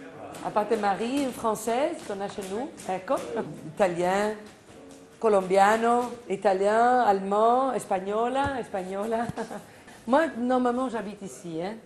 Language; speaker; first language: French; non-native, fluent; Spanish